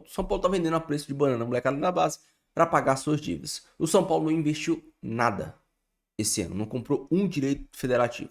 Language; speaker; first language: Portuguese; native; Portuguese